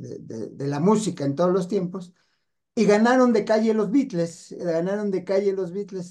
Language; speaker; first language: Spanish; native; Spanish